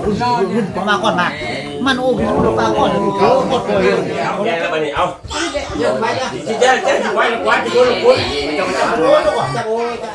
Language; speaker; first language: Thai; non-native, local second language; Lao